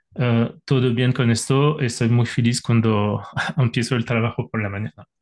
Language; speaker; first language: Spanish; non-native, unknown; French